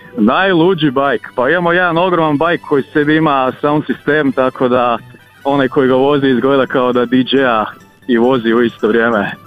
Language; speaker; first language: Croatian; native; Croatian